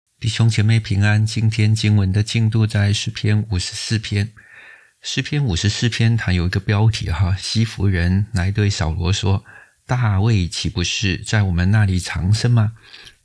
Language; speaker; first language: Chinese; native; Chinese